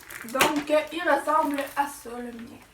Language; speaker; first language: French; native; French